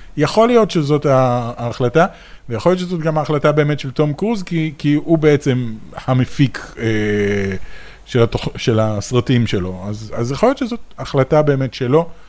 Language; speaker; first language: Hebrew; native; Hebrew